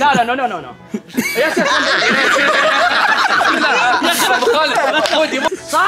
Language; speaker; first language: Arabic; native; Arabic